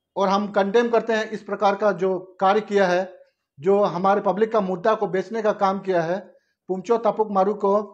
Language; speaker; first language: Hindi; non-native, local second language; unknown